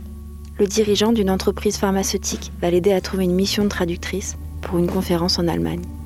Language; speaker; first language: French; native; French